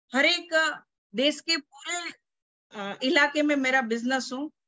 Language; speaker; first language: Hindi; non-native, local second language; Gujarati